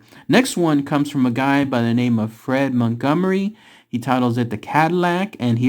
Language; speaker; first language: English; native; English